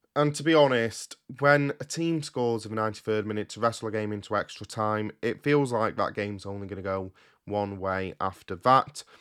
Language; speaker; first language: English; native; English